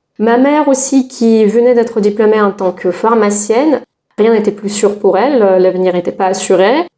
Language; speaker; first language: French; non-native, fluent; Russian